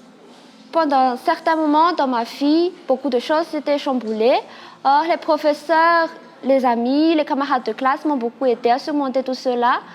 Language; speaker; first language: French; non-native, local second language; Malagasy